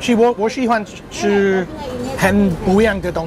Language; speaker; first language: Chinese; non-native, fluent; English